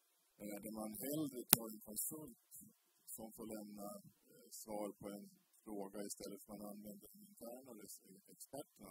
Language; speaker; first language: Swedish; native; Swedish